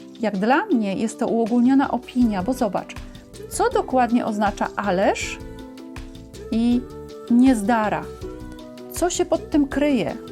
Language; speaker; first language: Polish; native; Polish